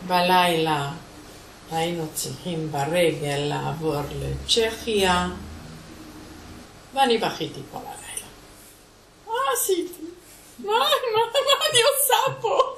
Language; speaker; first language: Hebrew; non-native, fluent; Hungarian